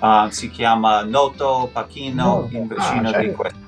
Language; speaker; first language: Italian; non-native, learner; English